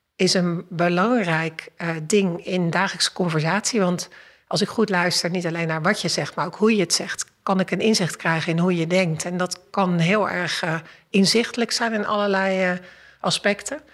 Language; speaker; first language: Dutch; native; Dutch